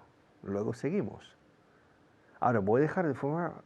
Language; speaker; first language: Spanish; non-native, fluent; English